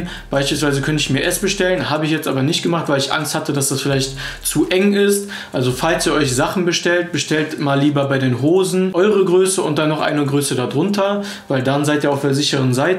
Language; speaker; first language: German; native; German